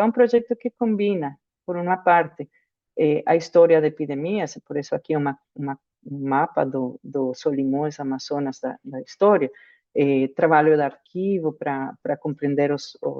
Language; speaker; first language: Portuguese; non-native, fluent; Spanish